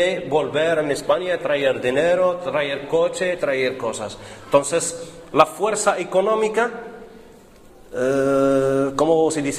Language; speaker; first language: Spanish; non-native, learner; Arabic